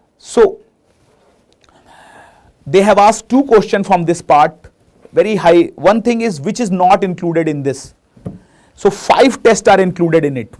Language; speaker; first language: English; non-native, local second language; Hindi